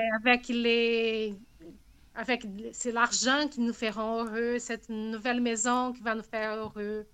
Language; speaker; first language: French; non-native, fluent; Portuguese